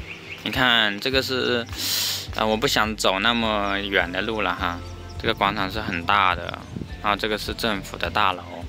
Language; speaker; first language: Chinese; native; Chinese